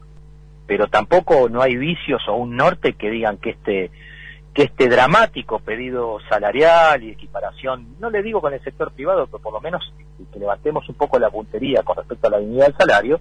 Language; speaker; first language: Spanish; native; Spanish